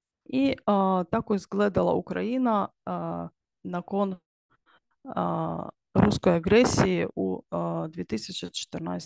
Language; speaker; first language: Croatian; non-native, learner; Ukrainian